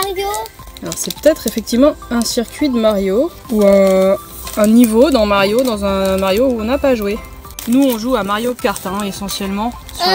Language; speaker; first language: French; native; French